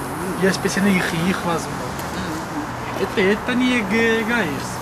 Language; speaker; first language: Russian; non-native, fluent; Mingrelian